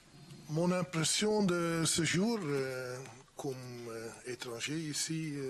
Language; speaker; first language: French; non-native, fluent; Dutch